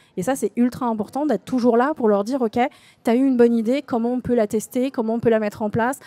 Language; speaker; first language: French; native; French